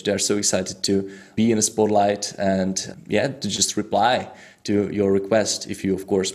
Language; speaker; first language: English; non-native, fluent; Czech